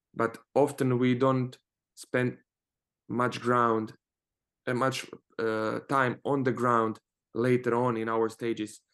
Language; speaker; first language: English; non-native, fluent; Croatian